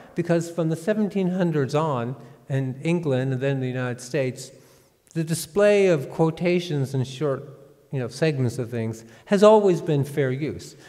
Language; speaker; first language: English; native; English